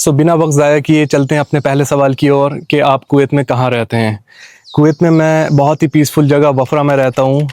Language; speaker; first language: Hindi; native; Hindi